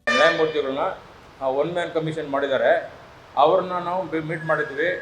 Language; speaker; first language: Kannada; non-native, local second language; Tamil